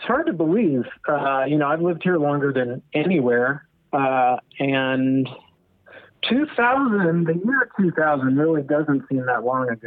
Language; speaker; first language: English; native; English